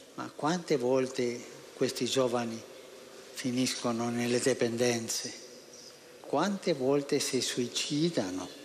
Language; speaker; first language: Italian; non-native, fluent; Spanish